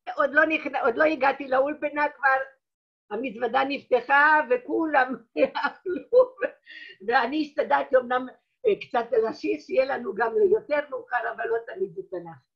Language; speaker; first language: Hebrew; early bilingual, other home language; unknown